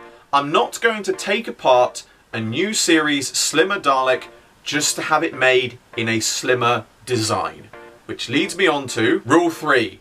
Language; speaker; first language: English; native; English